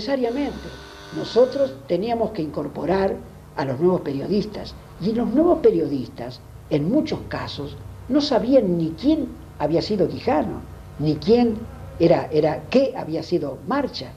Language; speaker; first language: Spanish; native; Spanish